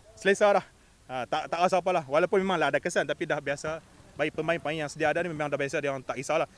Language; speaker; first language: Malay; native; Malay